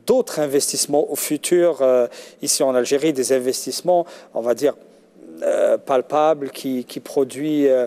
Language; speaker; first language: French; non-native, local second language; Arabic